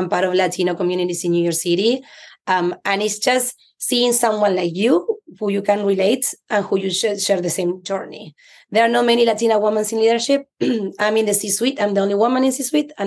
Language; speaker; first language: English; non-native, fluent; Spanish